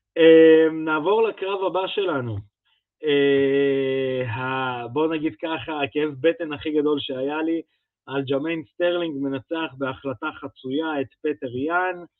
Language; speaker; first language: Hebrew; early bilingual, other home language; Russian